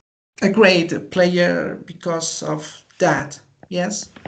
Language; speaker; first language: English; non-native, learner; Spanish